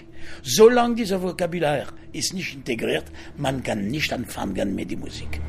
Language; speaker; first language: German; non-native, fluent; French